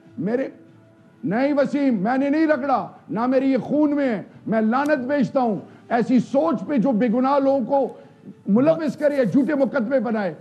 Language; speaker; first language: Urdu; non-native, local second language; Pashto